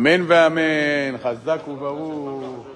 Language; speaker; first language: Hebrew; native; Hebrew